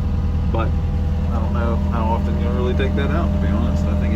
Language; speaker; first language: English; native; English